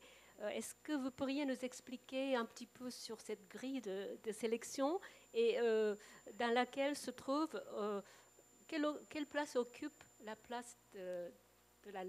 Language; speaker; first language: French; non-native, fluent; Japanese